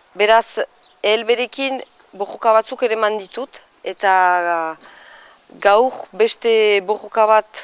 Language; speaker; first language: Basque; native; Basque